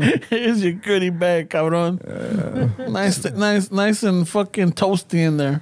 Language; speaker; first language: English; early bilingual, other home language; Spanish